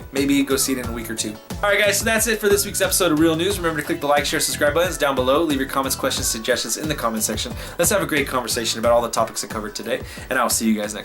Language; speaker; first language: English; native; English